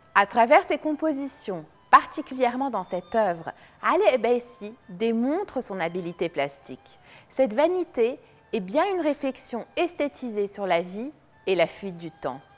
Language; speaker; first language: French; non-native, local second language; Arabic